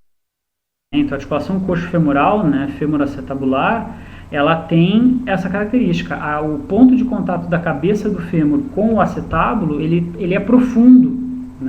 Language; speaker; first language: Portuguese; native; Portuguese